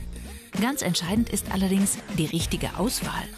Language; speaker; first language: German; native; German